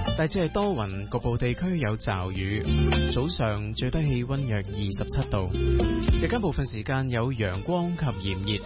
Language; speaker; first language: Chinese; non-native, local second language; Cantonese